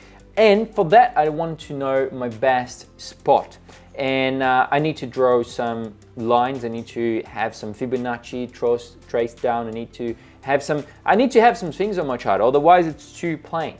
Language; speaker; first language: English; non-native, fluent; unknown